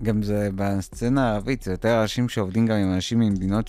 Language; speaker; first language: Hebrew; native; Hebrew